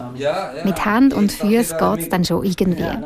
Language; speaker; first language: German; native; German